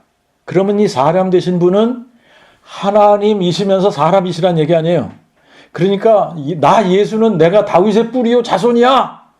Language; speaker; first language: Korean; native; Korean